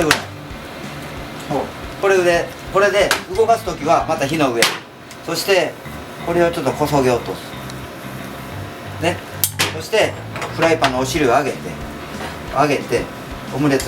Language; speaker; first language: Japanese; native; Japanese